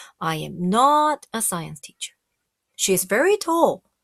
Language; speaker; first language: English; non-native, fluent; Korean